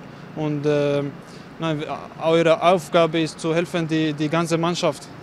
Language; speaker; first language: German; non-native, learner; Bosnian